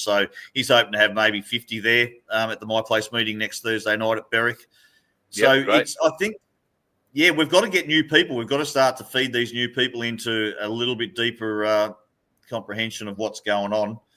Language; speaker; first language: English; native; English